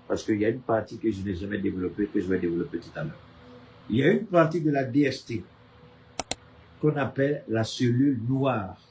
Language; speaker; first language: French; native; French